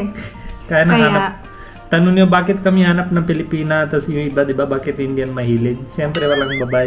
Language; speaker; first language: Filipino; non-native, learner; Punjabi